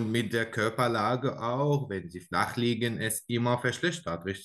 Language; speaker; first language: German; non-native, learner; Arabic